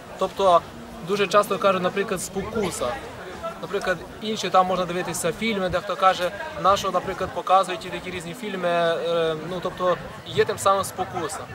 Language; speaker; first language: Ukrainian; native; Ukrainian